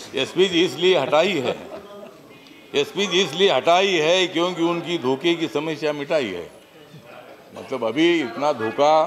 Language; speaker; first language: Hindi; non-native, local second language; Marathi